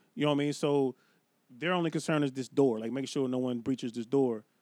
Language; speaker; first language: English; native; English